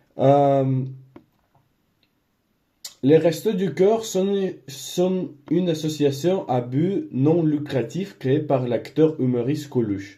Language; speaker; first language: French; non-native, learner; Spanish